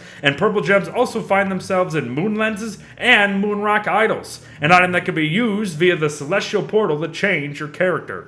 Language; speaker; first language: English; native; English